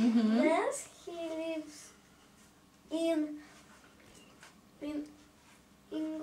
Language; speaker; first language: English; non-native, learner; Russian